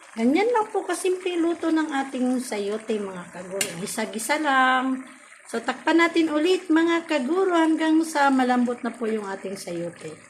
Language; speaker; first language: Filipino; native; Filipino